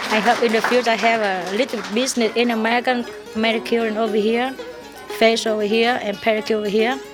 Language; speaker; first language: English; non-native, learner; Vietnamese